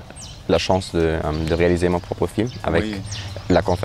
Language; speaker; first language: French; non-native, learner; German